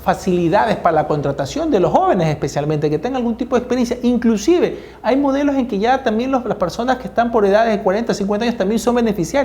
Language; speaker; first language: Spanish; native; Spanish